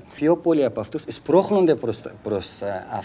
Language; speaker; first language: Greek; non-native, fluent; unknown